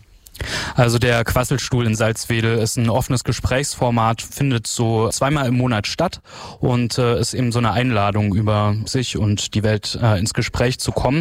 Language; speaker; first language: German; native; German